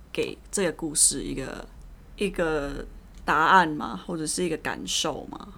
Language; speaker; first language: Chinese; early bilingual, heritage; Chinese